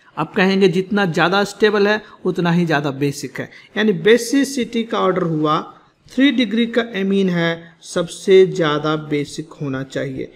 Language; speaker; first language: Hindi; native; Hindi